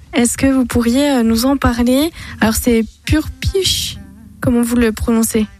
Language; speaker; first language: French; native; French